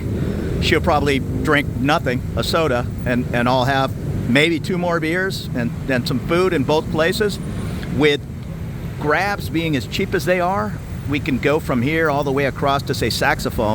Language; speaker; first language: English; native; English